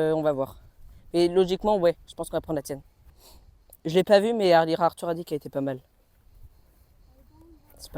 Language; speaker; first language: French; native; French